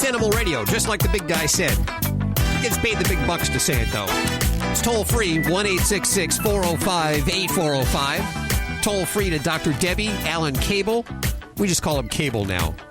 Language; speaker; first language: English; native; English